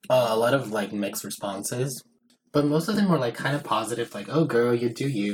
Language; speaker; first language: English; non-native, fluent; Portuguese